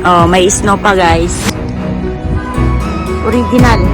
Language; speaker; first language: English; non-native, local second language; Filipino